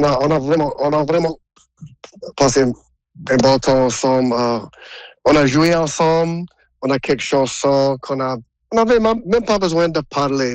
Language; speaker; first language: French; non-native, local second language; English